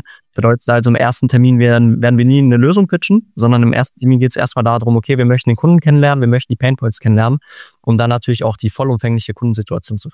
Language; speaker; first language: German; native; German